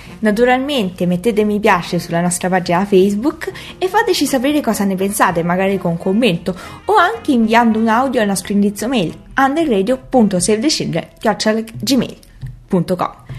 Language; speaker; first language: Italian; native; Italian